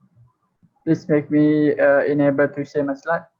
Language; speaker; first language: English; non-native, fluent; Malay